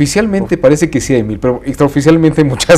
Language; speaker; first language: Spanish; native; Spanish